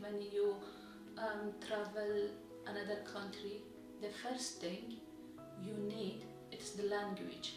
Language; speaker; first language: English; non-native, learner; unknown